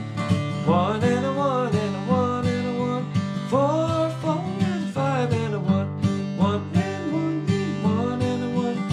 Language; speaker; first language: English; native; English